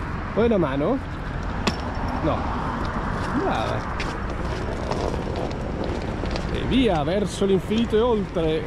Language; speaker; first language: Italian; native; Italian